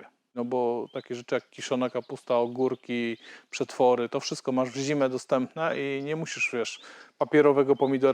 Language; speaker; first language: Polish; native; Polish